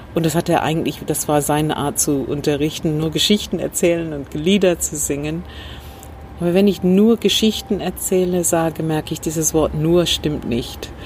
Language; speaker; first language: German; non-native, fluent; English